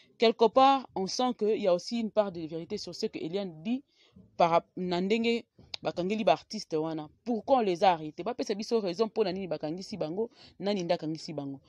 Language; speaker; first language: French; non-native, local second language; Lingala